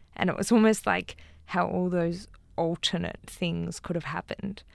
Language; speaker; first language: English; native; English